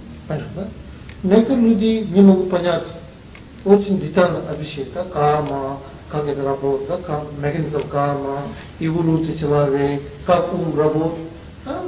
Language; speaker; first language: Russian; non-native, learner; Tibetan